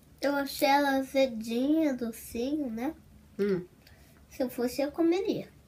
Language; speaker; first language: Portuguese; early bilingual, heritage; Portuguese